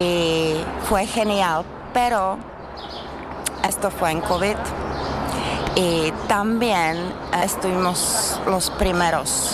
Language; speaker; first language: Spanish; non-native, fluent; Czech